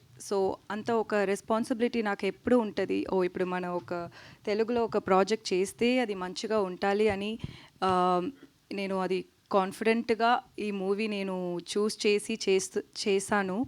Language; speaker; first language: Telugu; non-native, learner; Tamil